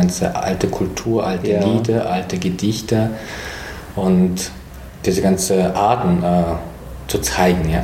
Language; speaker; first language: German; non-native, fluent; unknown